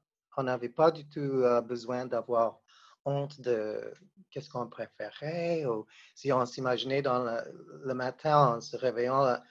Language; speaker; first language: French; non-native, fluent; English